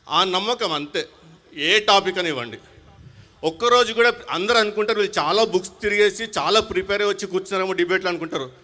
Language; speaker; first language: Telugu; non-native, local second language; Hindi